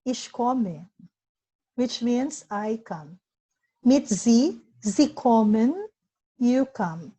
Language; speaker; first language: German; non-native, learner; Filipino